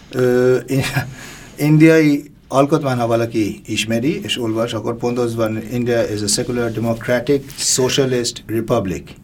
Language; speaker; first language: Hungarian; non-native, fluent; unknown